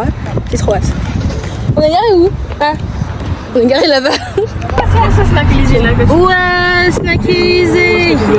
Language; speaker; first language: French; native; French